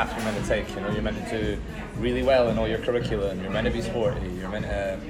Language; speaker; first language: English; native; English